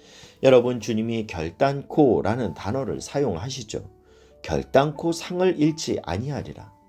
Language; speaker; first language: Korean; native; Korean